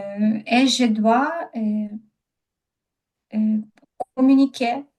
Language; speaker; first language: French; non-native, learner; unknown